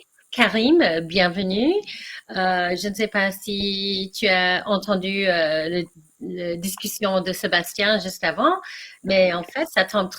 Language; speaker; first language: French; non-native, learner; English